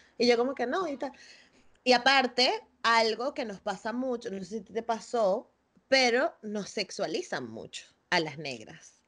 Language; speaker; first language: Spanish; native; Spanish